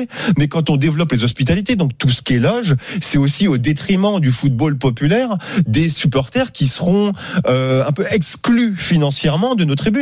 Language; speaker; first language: French; native; French